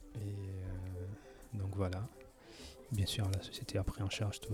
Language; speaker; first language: French; native; French